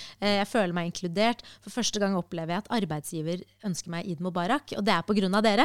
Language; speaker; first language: Norwegian; early bilingual, other home language; Arabic